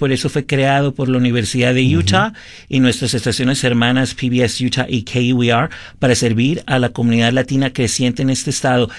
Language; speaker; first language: Spanish; early bilingual, heritage; Spanish